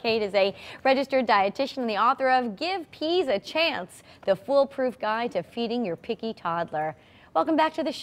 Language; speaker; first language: English; native; English